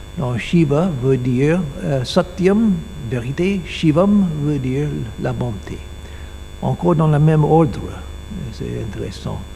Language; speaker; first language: French; non-native, learner; English